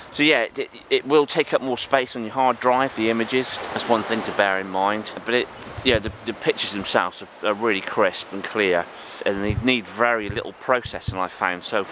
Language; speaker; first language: English; native; English